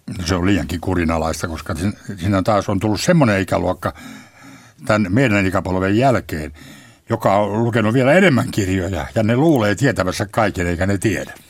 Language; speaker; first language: Finnish; native; Finnish